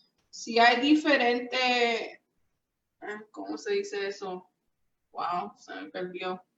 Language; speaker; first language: Spanish; early bilingual, heritage; Spanish